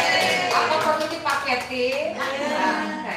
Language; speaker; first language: Indonesian; native; Indonesian